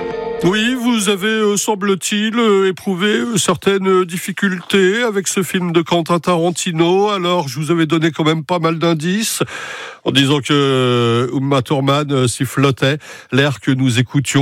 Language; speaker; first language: French; native; French